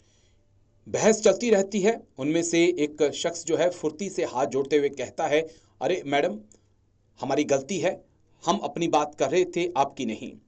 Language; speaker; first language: Hindi; native; Hindi